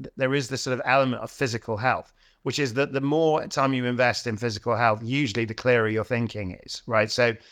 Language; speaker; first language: English; native; English